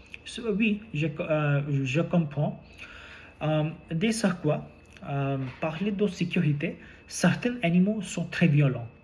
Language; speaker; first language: French; non-native, learner; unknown